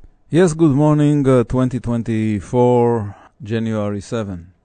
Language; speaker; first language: English; non-native, fluent; Hebrew